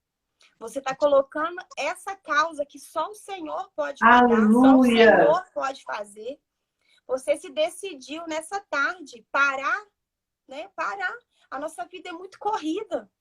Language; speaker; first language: Portuguese; native; Portuguese